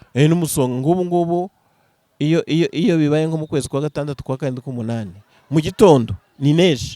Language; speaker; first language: Kinyarwanda; native; Kinyarwanda